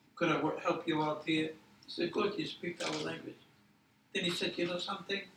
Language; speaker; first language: English; non-native, fluent; Polish